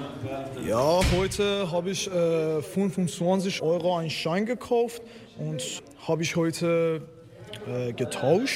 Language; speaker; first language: German; non-native, learner; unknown